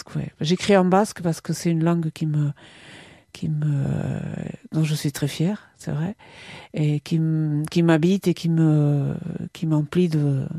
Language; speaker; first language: French; non-native, local second language; Basque